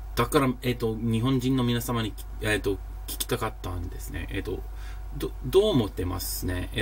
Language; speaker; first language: Japanese; non-native, learner; English